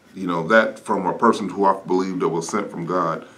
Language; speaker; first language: English; native; English